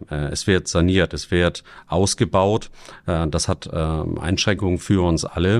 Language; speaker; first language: German; native; German